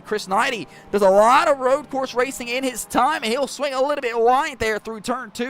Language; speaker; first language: English; native; English